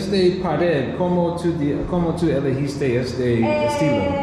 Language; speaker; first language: Spanish; non-native, learner; English